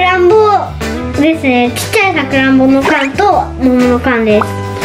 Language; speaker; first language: Japanese; native; Japanese